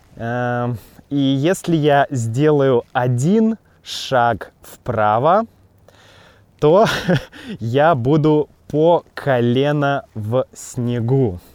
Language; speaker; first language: Russian; native; Russian